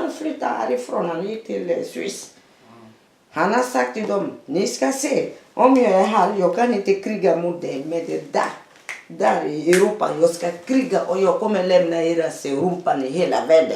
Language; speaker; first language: Swedish; non-native, fluent; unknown